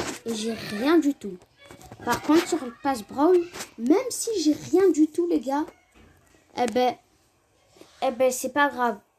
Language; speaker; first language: French; native; French